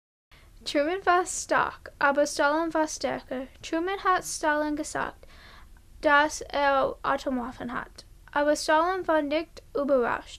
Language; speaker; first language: German; non-native, learner; English